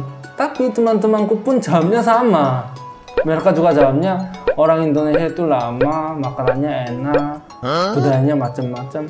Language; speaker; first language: Indonesian; non-native, fluent; Korean